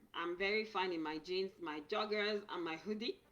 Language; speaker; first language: English; non-native, local second language; Yoruba